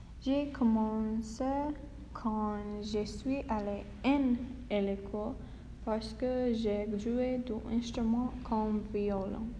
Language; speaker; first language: French; non-native, learner; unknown